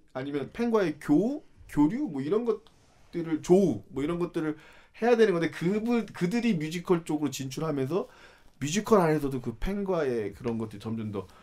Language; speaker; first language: Korean; native; Korean